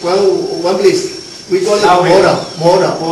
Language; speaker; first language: English; non-native, learner; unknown